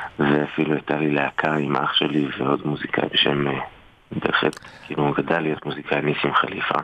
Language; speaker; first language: Hebrew; native; Hebrew